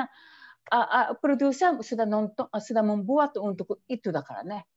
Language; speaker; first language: Indonesian; non-native, fluent; Japanese